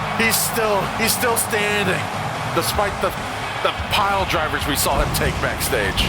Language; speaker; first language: English; native; English